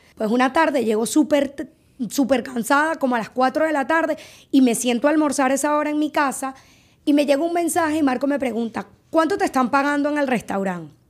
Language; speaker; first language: Spanish; native; Spanish